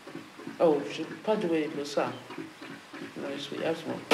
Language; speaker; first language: French; non-native, fluent; English